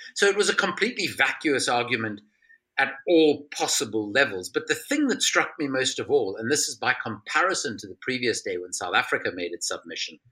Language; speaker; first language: English; native; English